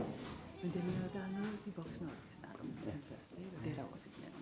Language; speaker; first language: Danish; native; Danish